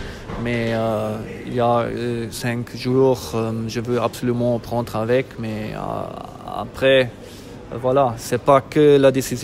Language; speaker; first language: French; non-native, fluent; German